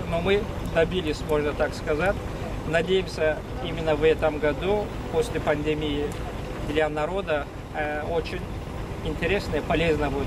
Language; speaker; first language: Russian; non-native, fluent; Turkish